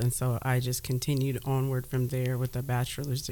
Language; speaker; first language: English; native; English